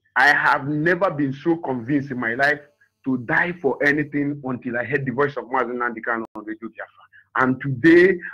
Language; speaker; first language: English; non-native, local second language; Igbo